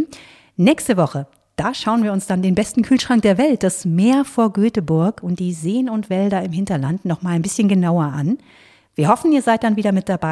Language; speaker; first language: German; native; German